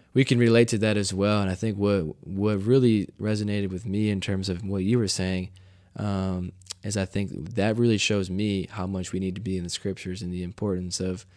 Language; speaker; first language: English; native; English